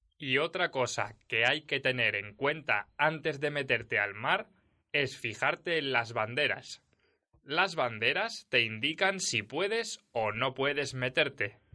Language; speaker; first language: Spanish; native; Spanish